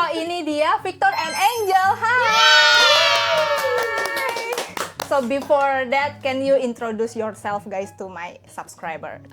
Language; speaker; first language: English; non-native, learner; Indonesian